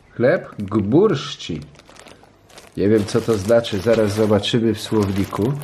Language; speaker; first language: Polish; native; Polish